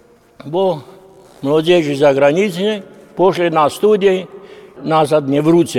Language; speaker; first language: Polish; early bilingual, heritage; Polish